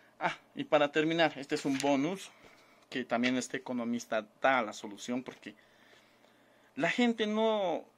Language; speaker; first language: Spanish; native; Spanish